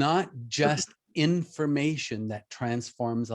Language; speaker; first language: English; native; English